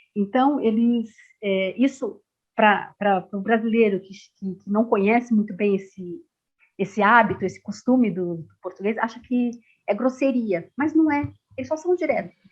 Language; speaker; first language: Portuguese; native; Portuguese